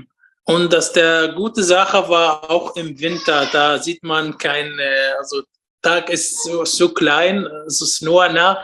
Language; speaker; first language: German; non-native, learner; Arabic